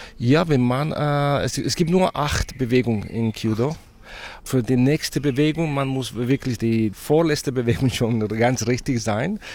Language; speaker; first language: German; non-native, fluent; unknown